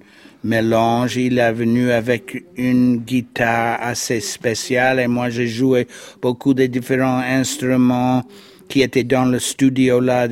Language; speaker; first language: French; non-native, fluent; English